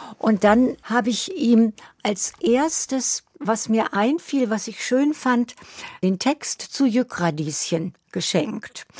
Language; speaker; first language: German; native; German